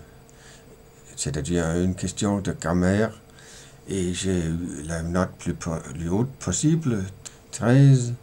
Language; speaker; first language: French; non-native, fluent; Danish